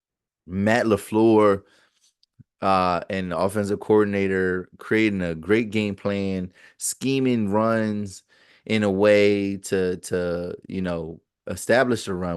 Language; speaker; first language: English; native; English